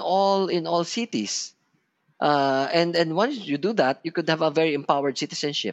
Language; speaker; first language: English; non-native, local second language; Filipino